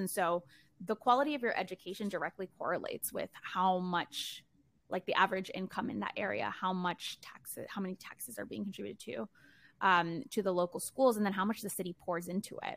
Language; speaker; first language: English; early bilingual, other home language; Spanish